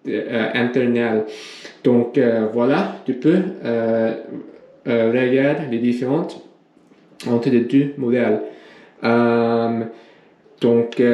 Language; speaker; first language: French; non-native, learner; English